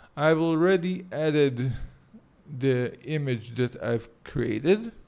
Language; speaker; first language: English; non-native, fluent; Hebrew